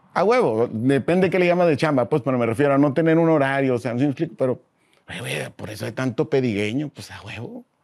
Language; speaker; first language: Spanish; native; Spanish